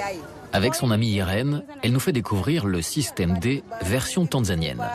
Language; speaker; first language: French; native; French